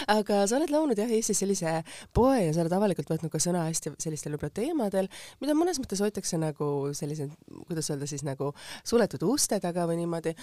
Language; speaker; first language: Estonian; native; Estonian